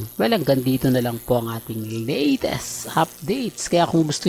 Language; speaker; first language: Filipino; native; Filipino